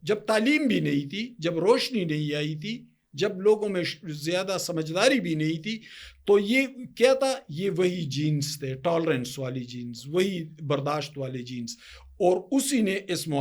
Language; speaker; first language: Urdu; native; Urdu